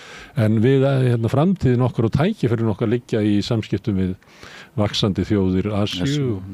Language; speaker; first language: Icelandic; native; Icelandic